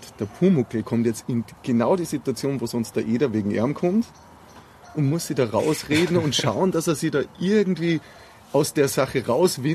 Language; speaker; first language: German; native; German